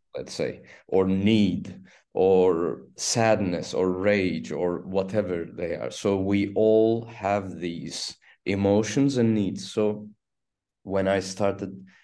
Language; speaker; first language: English; non-native, fluent; Turkish